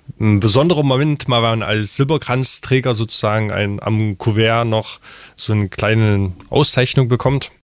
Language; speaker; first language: German; non-native, local second language; Upper Sorbian